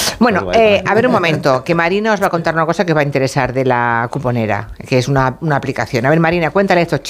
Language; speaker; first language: Spanish; native; Spanish